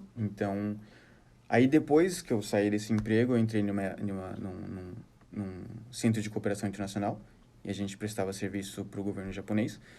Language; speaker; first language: Portuguese; early bilingual, heritage; Portuguese